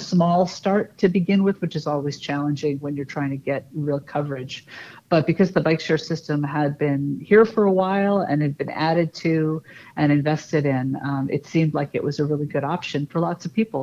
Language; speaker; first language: English; native; English